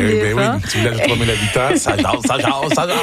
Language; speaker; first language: French; native; French